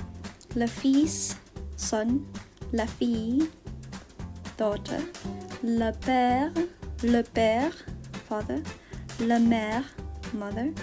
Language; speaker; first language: French; non-native, learner; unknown